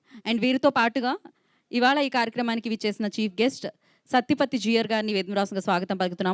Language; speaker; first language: Telugu; native; Telugu